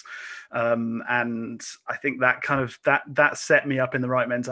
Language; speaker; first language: English; native; English